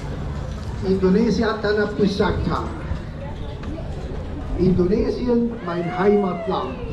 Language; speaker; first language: German; non-native, learner; Indonesian